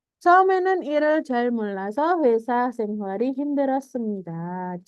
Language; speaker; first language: Korean; non-native, fluent; Indonesian